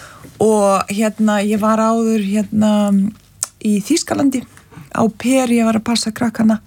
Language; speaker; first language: Icelandic; non-native, fluent; Lithuanian